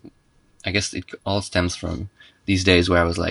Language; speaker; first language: English; non-native, fluent; French